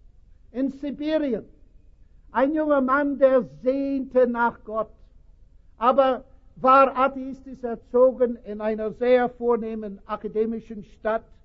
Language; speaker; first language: German; non-native, fluent; English